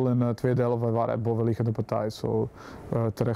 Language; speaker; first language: Dutch; non-native, fluent; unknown